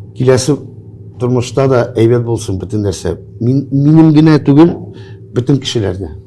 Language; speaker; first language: Tatar; non-native, local second language; Russian